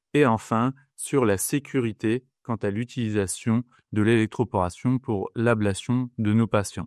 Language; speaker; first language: French; native; French